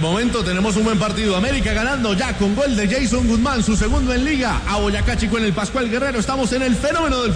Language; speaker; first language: Spanish; native; Spanish